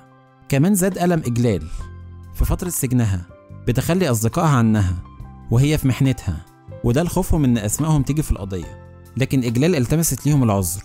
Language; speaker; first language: Arabic; native; Arabic